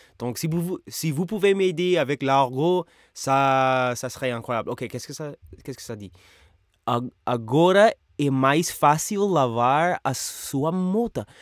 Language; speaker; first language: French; non-native, learner; English